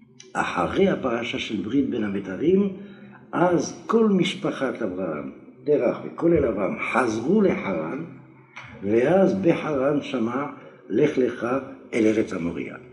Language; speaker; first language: Hebrew; non-native, fluent; French